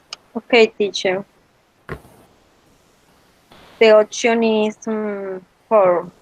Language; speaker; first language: English; non-native, learner; Spanish